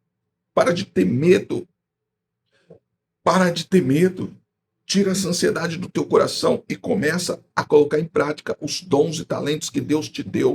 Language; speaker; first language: Portuguese; native; Portuguese